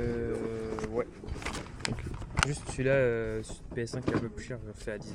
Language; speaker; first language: French; native; French